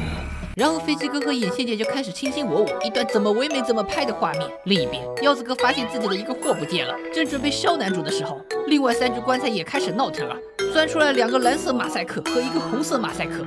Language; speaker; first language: Chinese; native; Chinese